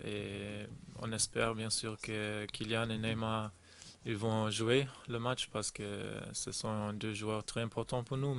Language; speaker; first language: French; non-native, fluent; German